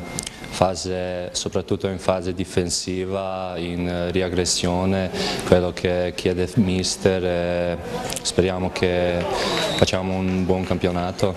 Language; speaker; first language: Italian; non-native, fluent; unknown